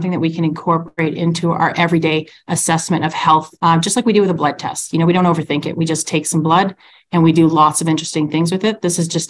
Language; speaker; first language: English; native; English